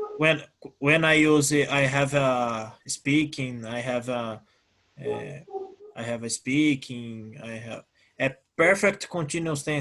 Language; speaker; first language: English; non-native, learner; Portuguese